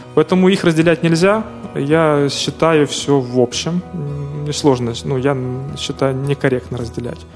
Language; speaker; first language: Russian; non-native, local second language; Ukrainian